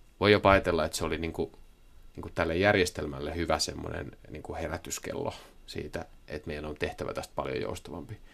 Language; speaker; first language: Finnish; native; Finnish